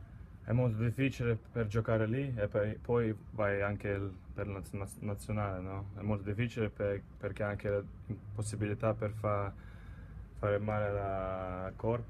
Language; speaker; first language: Italian; non-native, learner; Latvian